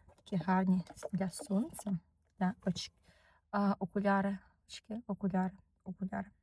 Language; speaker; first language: Ukrainian; native; Ukrainian